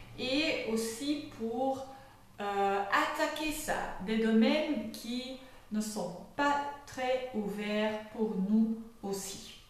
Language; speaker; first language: French; non-native, fluent; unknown